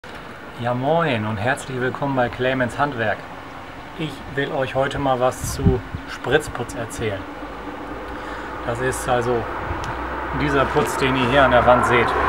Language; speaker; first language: German; native; German